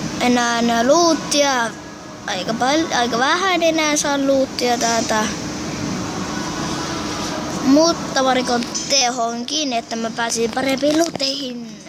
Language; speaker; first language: Finnish; native; Finnish